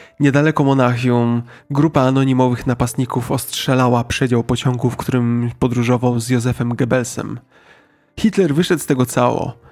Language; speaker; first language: Polish; native; Polish